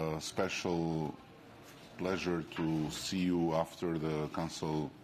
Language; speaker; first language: English; non-native, fluent; Albanian